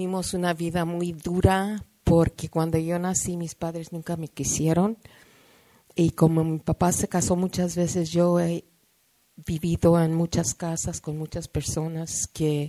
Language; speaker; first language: Spanish; early bilingual, heritage; Spanish